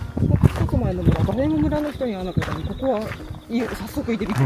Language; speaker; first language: Japanese; native; Japanese